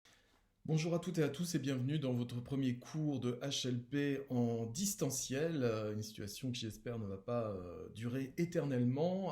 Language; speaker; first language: French; native; French